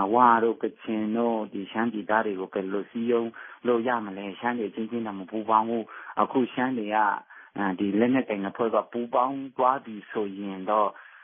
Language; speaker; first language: Burmese; non-native, local second language; Shan